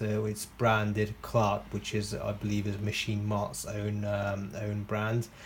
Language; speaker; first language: English; native; English